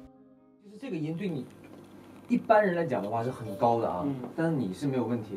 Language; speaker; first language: Chinese; native; Chinese